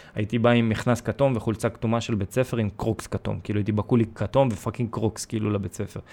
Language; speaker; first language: Hebrew; early bilingual, other home language; Russian